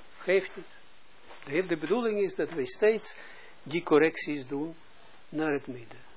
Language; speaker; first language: Dutch; non-native, fluent; Russian